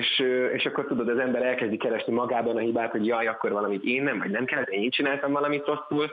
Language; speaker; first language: Hungarian; native; Hungarian